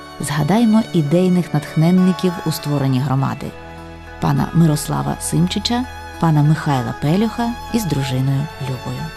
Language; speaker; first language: Ukrainian; native; Ukrainian